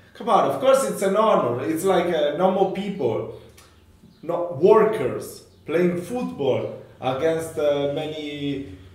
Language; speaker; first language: English; non-native, fluent; Italian